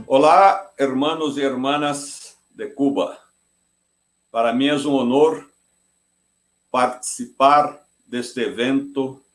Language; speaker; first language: Spanish; non-native, fluent; Portuguese